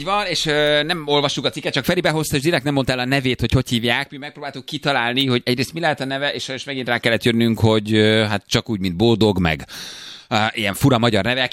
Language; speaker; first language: Hungarian; native; Hungarian